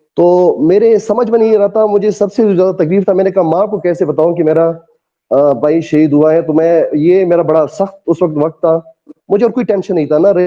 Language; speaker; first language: Urdu; non-native, local second language; Pashto